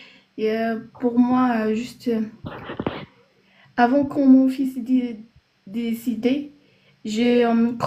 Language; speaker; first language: French; non-native, learner; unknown